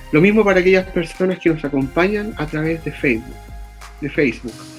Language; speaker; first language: Spanish; native; Spanish